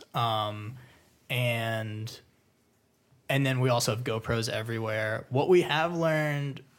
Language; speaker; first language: English; native; English